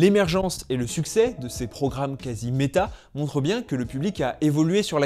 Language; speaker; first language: French; native; French